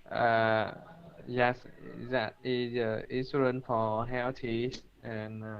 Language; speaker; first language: English; non-native, learner; Vietnamese